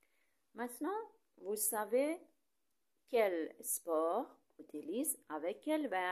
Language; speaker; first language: French; non-native, fluent; Persian